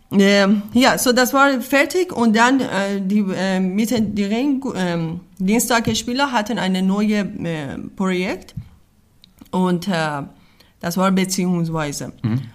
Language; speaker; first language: German; non-native, learner; Persian